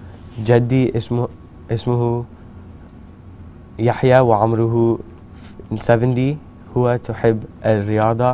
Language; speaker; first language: Arabic; non-native, learner; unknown